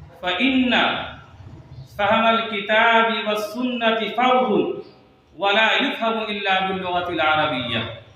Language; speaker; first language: Arabic; non-native, fluent; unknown